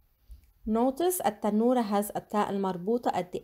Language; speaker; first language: Arabic; non-native, fluent; English